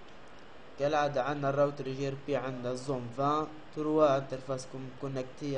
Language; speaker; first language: Arabic; native; Arabic